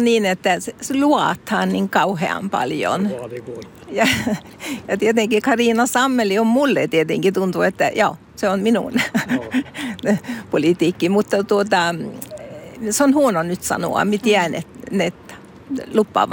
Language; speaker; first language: Finnish; early bilingual, heritage; Finnish